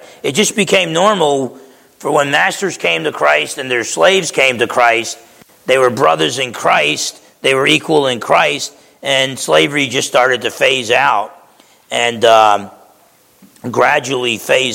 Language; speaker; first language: English; native; English